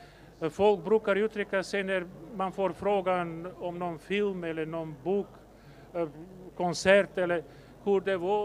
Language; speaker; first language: Swedish; non-native, fluent; Macedonian